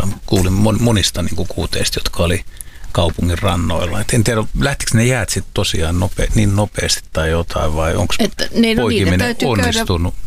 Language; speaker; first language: Finnish; native; Finnish